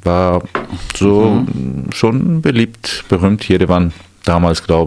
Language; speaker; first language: German; non-native, fluent; Armenian